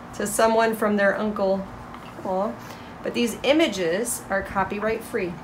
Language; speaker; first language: English; native; English